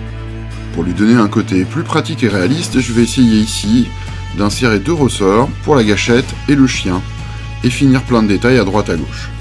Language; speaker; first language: French; native; French